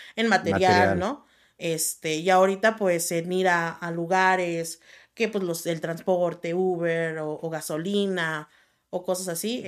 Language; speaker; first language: Spanish; native; Spanish